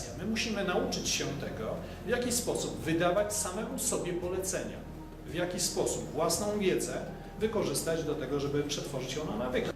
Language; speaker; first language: Polish; native; Polish